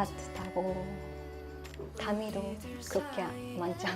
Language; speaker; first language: Korean; non-native, learner; Japanese